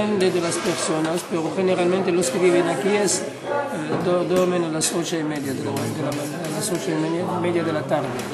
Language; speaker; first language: Spanish; non-native, learner; French